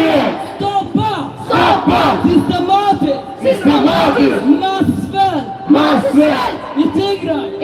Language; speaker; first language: Swedish; early bilingual, other home language; Tigrinya